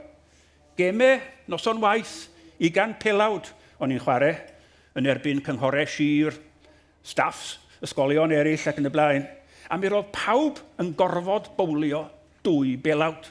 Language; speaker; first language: Welsh; native; Welsh